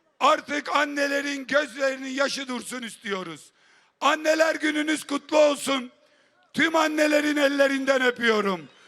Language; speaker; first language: Turkish; native; Turkish